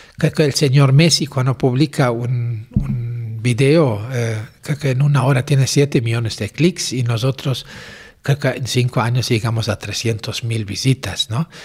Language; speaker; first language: Spanish; non-native, fluent; German